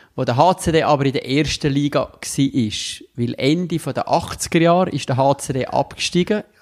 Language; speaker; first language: German; native; German